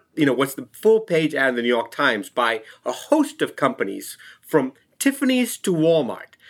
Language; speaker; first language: English; non-native, local second language; Tamil